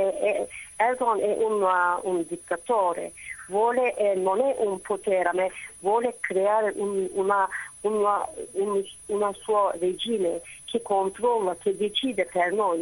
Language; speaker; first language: Italian; non-native, fluent; Turkish